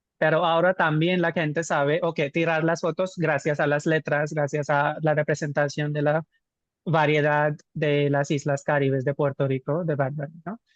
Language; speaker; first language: Spanish; non-native, fluent; Hindi